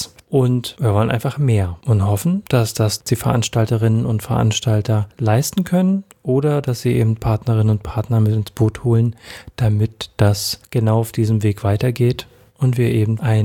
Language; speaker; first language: German; native; German